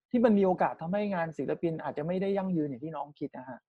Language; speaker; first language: Thai; native; Thai